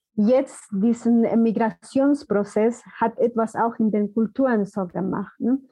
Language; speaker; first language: German; non-native, fluent; Spanish